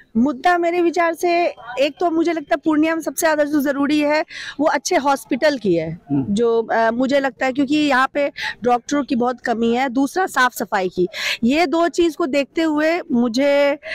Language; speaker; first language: Hindi; native; Hindi